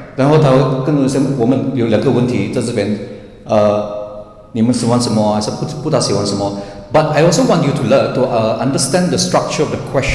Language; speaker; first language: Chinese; non-native, learner; English